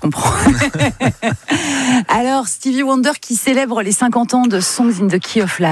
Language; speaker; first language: French; native; French